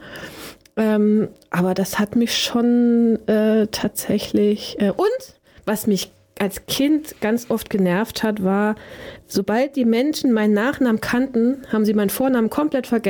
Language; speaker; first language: German; native; German